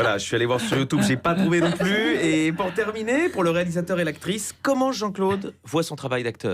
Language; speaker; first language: French; native; French